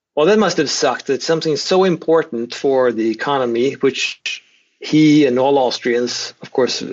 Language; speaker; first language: English; non-native, fluent; Swedish